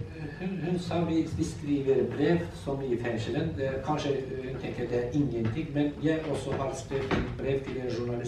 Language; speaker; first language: Norwegian; non-native, learner; Azerbaijani